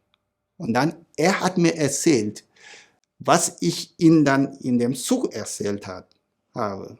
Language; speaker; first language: German; non-native, fluent; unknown